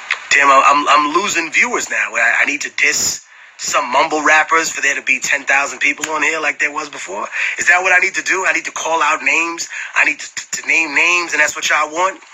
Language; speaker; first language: English; early bilingual, other home language; Spanish